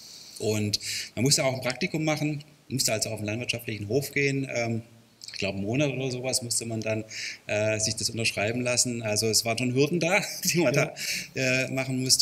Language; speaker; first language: German; native; German